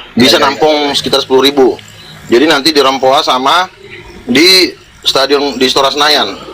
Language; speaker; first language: Indonesian; native; Indonesian